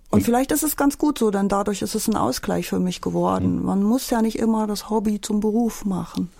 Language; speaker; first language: German; native; German